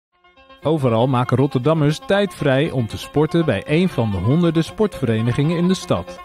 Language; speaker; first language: Dutch; native; Dutch